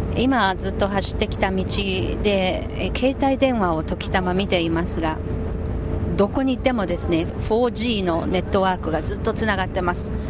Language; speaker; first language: Japanese; non-native, fluent; Chinese